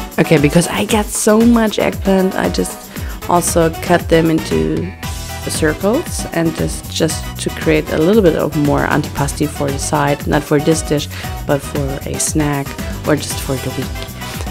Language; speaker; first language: English; non-native, fluent; German